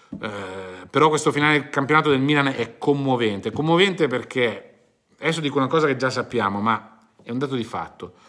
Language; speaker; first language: Italian; native; Italian